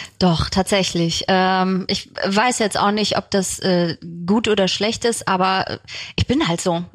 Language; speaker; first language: German; early bilingual, other home language; Turkish